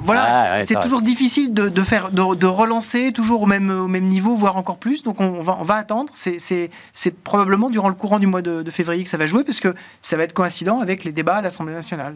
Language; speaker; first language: French; native; French